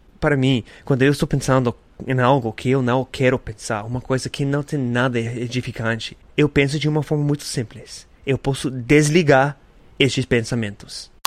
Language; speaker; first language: Portuguese; non-native, learner; English